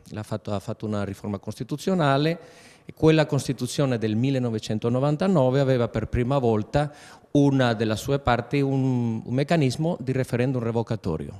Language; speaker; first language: Italian; early bilingual, heritage; Spanish